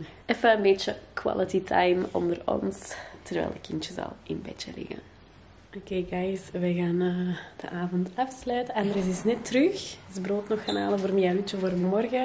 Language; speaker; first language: Dutch; native; Dutch